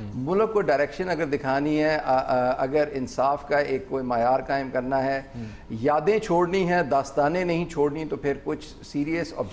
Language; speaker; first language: Urdu; native; Urdu